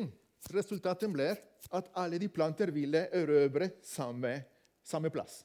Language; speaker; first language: Norwegian; non-native, fluent; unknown